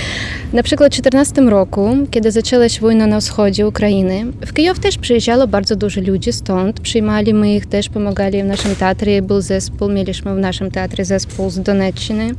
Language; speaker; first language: Polish; non-native, learner; Ukrainian